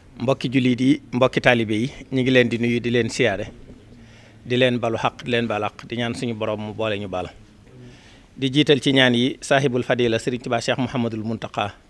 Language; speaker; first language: Wolof; native; Wolof